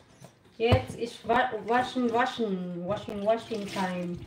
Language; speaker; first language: German; non-native, learner; Filipino